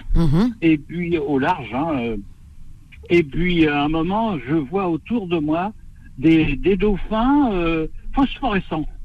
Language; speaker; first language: French; native; French